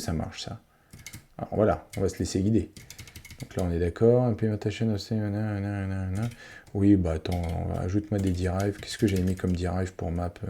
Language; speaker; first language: French; native; French